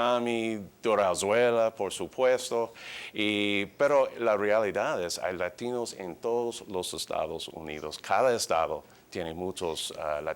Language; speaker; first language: Spanish; early bilingual, heritage; English